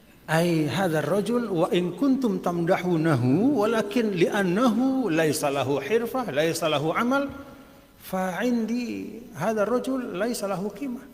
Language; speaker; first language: Arabic; non-native, fluent; Indonesian